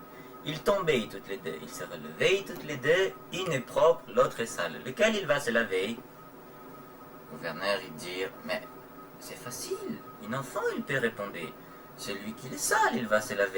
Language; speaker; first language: French; native; French